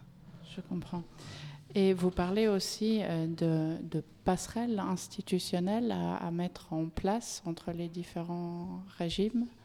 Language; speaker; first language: French; native; French